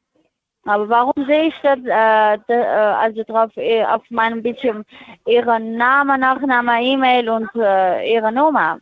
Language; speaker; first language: German; non-native, learner; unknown